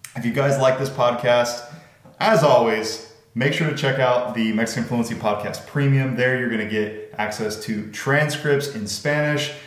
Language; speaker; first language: English; native; English